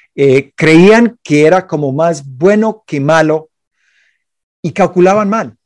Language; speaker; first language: Spanish; non-native, fluent; English